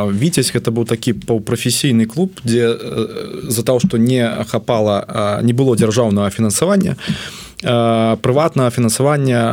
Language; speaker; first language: Belarusian; non-native, local second language; Russian